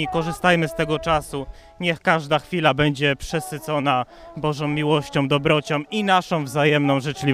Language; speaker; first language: Polish; native; Polish